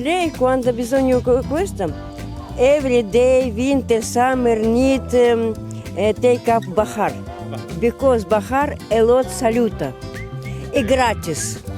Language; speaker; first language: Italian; non-native, learner; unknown